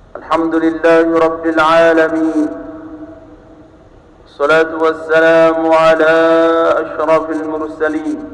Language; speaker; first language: Arabic; non-native, fluent; Sasak